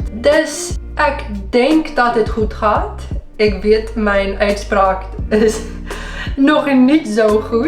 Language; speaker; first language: Dutch; non-native, learner; Afrikaans